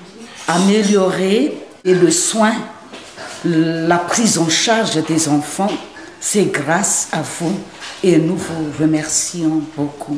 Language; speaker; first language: French; non-native, local second language; Malagasy